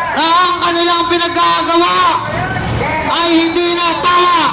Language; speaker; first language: Filipino; native; Filipino